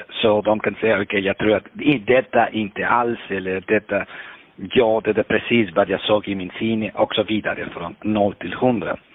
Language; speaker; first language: Swedish; non-native, fluent; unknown